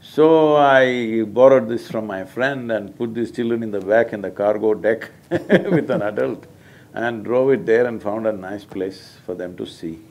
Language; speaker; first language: English; non-native, local second language; Kannada